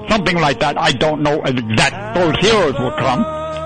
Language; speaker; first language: English; native; English